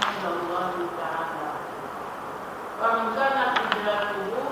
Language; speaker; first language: Arabic; non-native, learner; Indonesian